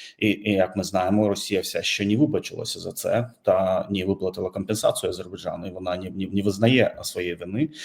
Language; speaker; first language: Ukrainian; non-native, fluent; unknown